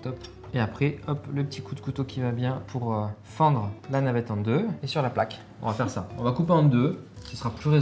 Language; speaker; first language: French; native; French